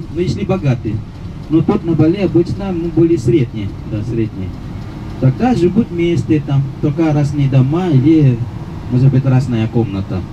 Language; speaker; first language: Russian; non-native, fluent; Balinese